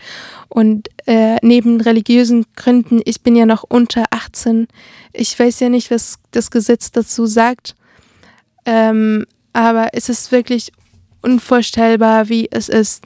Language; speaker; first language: German; early bilingual, other home language; Arabic